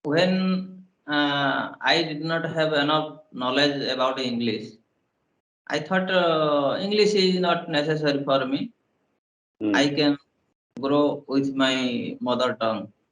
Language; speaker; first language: English; non-native, learner; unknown